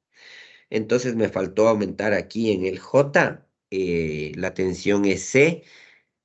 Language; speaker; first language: Spanish; native; Spanish